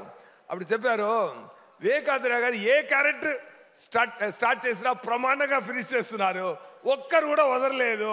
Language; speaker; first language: Telugu; non-native, local second language; Tamil